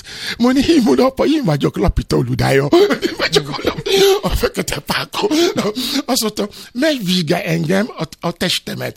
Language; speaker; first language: Hungarian; non-native, fluent; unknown